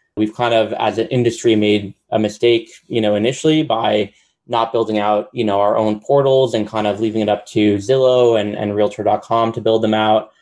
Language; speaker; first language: English; native; English